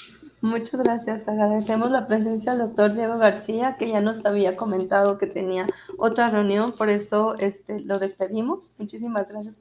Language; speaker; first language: Spanish; native; Spanish